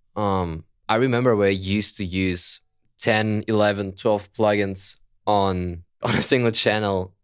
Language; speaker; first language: English; non-native, fluent; German